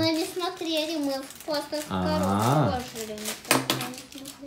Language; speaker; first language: Russian; early bilingual, heritage; Russian